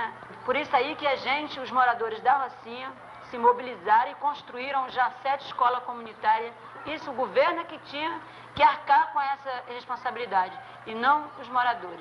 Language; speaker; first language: Portuguese; native; Portuguese